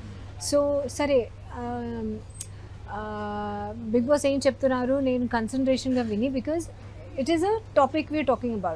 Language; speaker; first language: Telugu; non-native, learner; Hindi